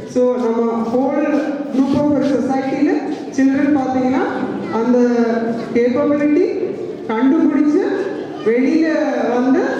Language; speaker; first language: Tamil; non-native, local second language; Malayalam